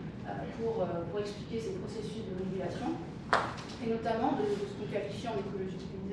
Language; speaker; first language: French; native; French